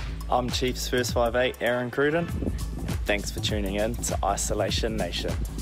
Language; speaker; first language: English; native; English